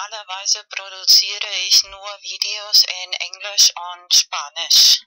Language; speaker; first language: German; non-native, learner; Spanish